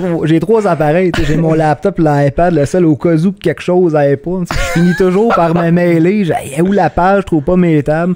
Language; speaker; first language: French; native; French